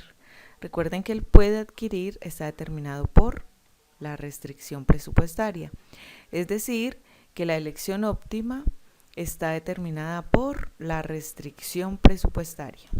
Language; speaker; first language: Spanish; native; Spanish